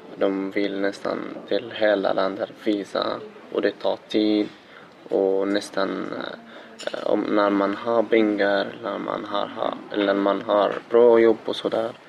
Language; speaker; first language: Swedish; non-native, learner; Arabic